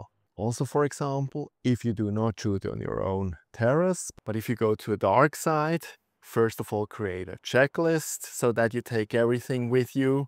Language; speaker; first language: English; non-native, fluent; German